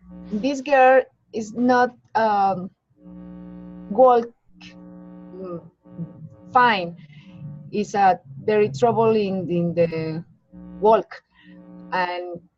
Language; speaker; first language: English; non-native, learner; Spanish